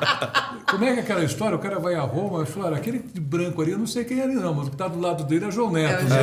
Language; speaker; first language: Portuguese; native; Portuguese